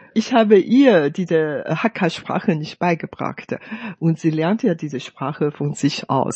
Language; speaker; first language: German; non-native, fluent; Hakka Chinese